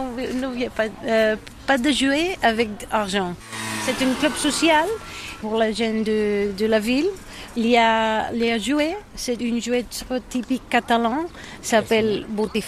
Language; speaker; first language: French; non-native, learner; Catalan